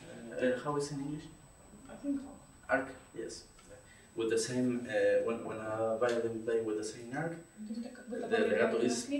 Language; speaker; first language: English; non-native, learner; Spanish